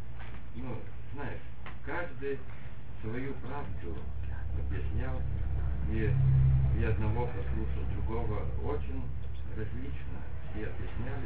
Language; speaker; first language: Russian; non-native, fluent; Lithuanian